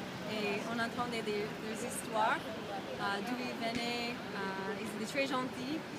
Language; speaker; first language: French; non-native, fluent; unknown